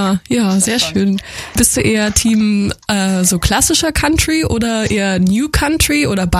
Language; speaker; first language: German; native; German